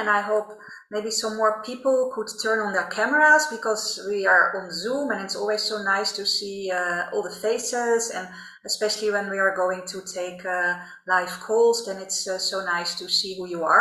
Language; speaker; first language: English; non-native, fluent; Dutch